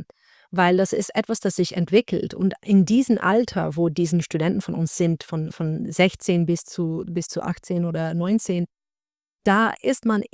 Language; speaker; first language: German; non-native, fluent; Dutch